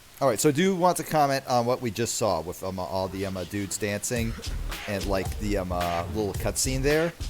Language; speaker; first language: English; native; English